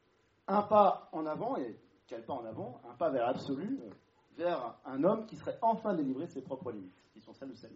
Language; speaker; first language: French; native; French